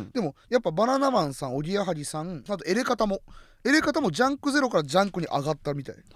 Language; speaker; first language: Japanese; native; Japanese